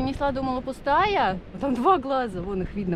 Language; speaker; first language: Russian; native; Russian